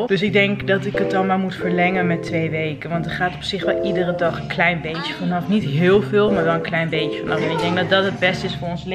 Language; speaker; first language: Dutch; native; Dutch